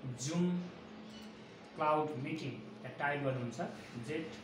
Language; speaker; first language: Nepali; native; Nepali